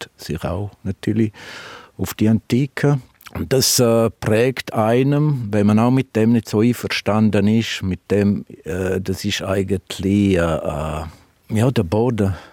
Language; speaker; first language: German; non-native, local second language; Romansh